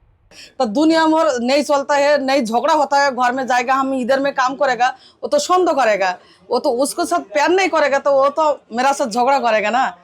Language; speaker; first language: Hindi; non-native, local second language; Bangla